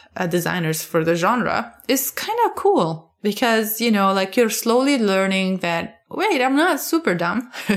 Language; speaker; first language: English; non-native, fluent; Arabic